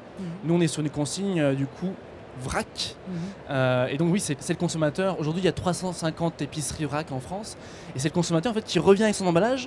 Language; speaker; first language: French; native; French